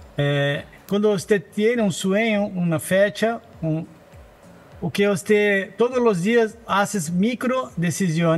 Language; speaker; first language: Spanish; non-native, learner; Portuguese